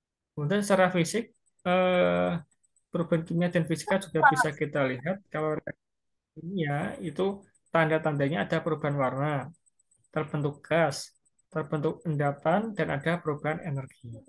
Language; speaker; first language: Indonesian; native; Indonesian